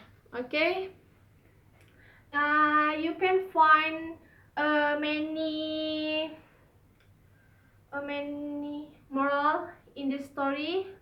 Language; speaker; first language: English; non-native, learner; Indonesian